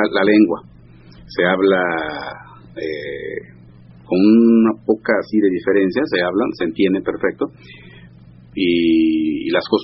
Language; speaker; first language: Spanish; non-native, local second language; Zapotec